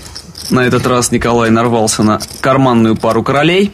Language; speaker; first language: Russian; native; Russian